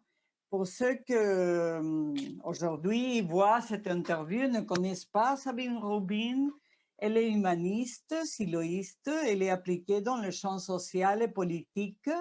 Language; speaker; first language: French; non-native, fluent; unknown